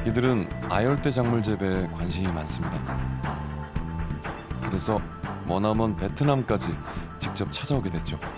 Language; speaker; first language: Korean; native; Korean